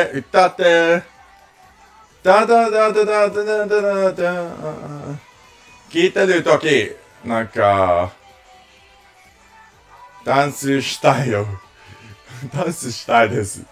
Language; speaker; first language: Japanese; non-native, learner; English